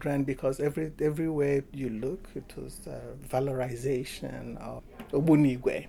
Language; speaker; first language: English; non-native, local second language; Igbo